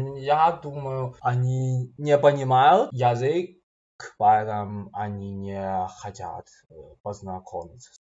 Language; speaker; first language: Russian; non-native, learner; Chinese